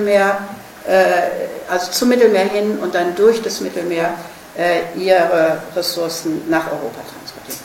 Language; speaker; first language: German; native; German